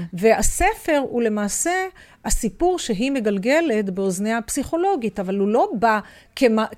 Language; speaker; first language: Hebrew; native; Hebrew